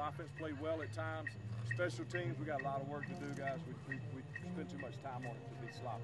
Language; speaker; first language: English; native; English